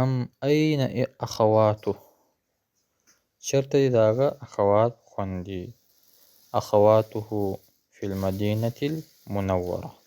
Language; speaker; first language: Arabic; non-native, fluent; Pashto